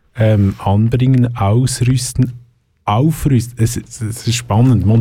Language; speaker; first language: German; native; German